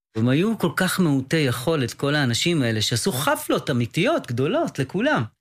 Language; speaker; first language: Hebrew; native; Hebrew